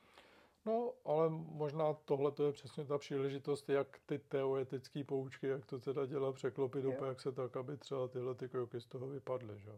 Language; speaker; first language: Czech; native; Czech